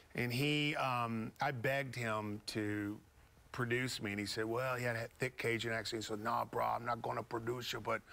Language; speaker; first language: English; native; English